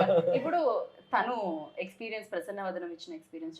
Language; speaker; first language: Telugu; native; Telugu